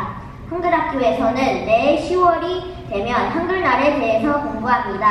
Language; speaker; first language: Korean; early bilingual, heritage; Korean